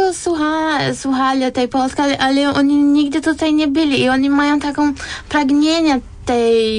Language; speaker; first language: Polish; non-native, fluent; Portuguese